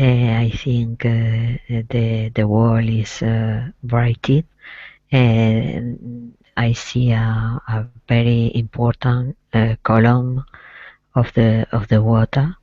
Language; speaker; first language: English; non-native, learner; Spanish